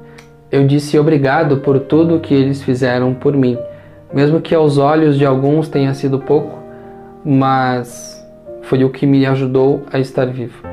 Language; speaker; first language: Portuguese; native; Portuguese